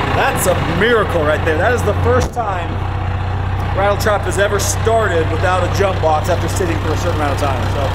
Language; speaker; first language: English; native; English